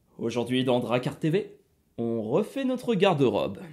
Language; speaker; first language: French; native; French